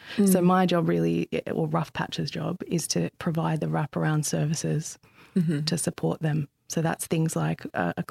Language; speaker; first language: English; native; English